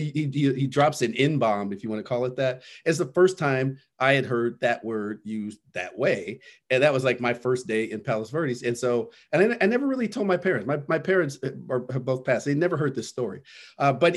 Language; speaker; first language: English; native; English